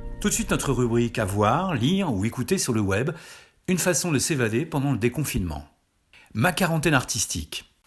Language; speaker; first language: French; native; French